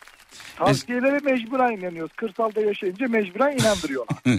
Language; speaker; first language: Turkish; native; Turkish